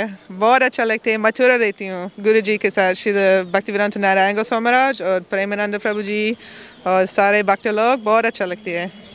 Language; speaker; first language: Hindi; non-native, learner; English